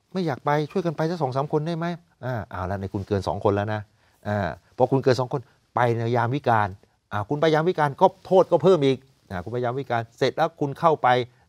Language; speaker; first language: Thai; native; Thai